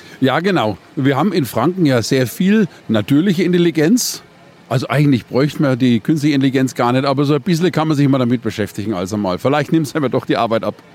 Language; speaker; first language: German; native; German